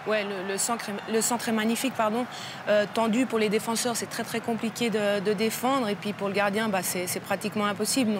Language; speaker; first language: French; native; French